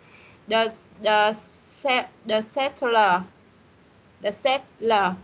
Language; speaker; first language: English; non-native, learner; Vietnamese